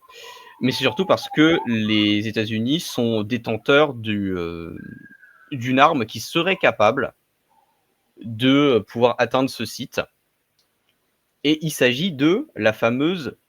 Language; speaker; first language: French; native; French